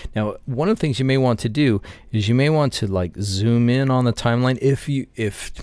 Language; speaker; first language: English; native; English